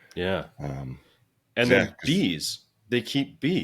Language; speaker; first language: English; native; English